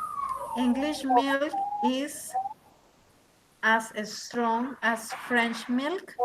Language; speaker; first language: English; non-native, learner; Spanish